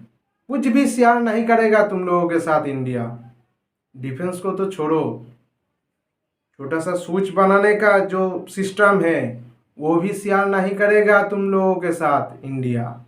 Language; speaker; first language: Hindi; non-native, local second language; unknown